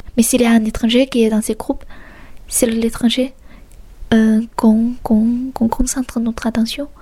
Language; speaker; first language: French; non-native, fluent; Chinese